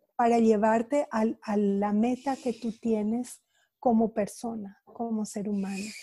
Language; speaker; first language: Spanish; native; Spanish